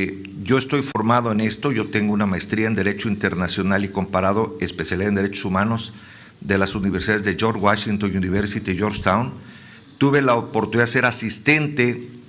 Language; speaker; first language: Spanish; native; Spanish